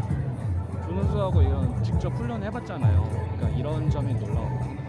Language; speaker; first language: Korean; native; Korean